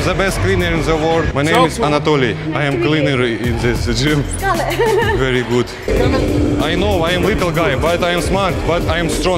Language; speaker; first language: English; non-native, learner; Russian